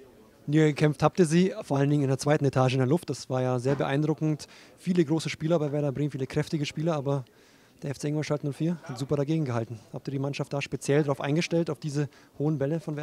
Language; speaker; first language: German; native; German